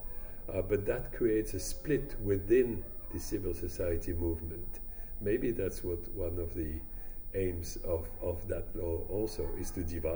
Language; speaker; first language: English; non-native, fluent; French